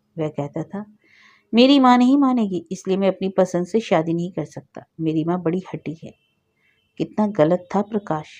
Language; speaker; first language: Hindi; native; Hindi